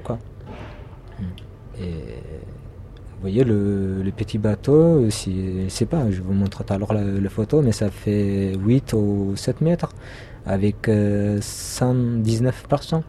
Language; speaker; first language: French; non-native, fluent; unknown